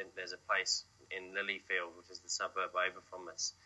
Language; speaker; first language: English; native; English